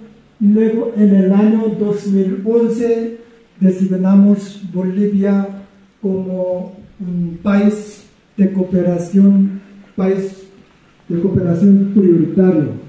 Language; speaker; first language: Spanish; non-native, fluent; Korean